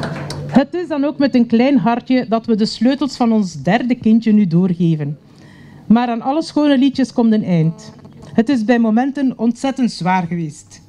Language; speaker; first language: Dutch; native; Dutch